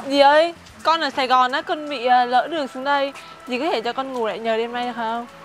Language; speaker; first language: Vietnamese; native; Vietnamese